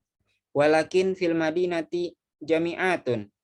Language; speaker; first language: Arabic; non-native, fluent; Indonesian